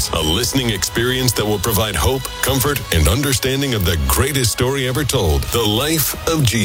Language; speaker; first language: English; native; English